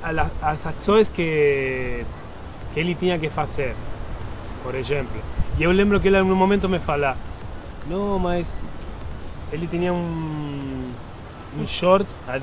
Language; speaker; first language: Portuguese; non-native, fluent; Spanish